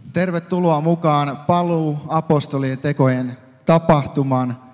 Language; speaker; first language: Finnish; native; Finnish